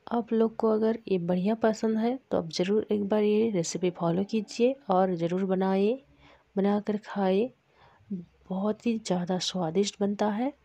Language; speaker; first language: Hindi; non-native, local second language; Bangla